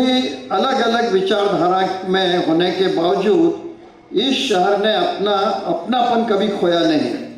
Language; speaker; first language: Hindi; non-native, local second language; Marathi